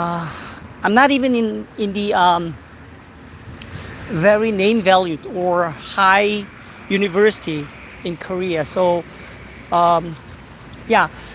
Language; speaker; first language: English; non-native, fluent; Korean